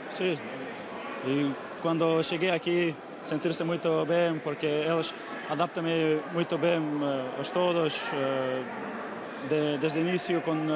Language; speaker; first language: Portuguese; non-native, learner; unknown